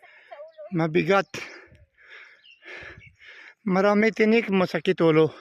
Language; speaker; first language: Filipino; non-native, learner; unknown